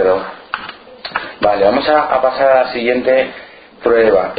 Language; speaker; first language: Spanish; native; Spanish